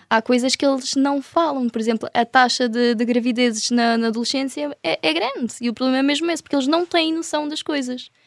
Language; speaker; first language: Portuguese; early bilingual, other home language; Ukrainian